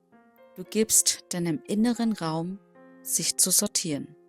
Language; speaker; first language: German; native; German